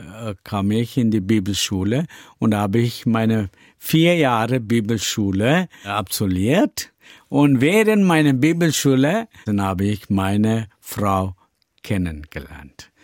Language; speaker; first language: German; non-native, learner; Tamil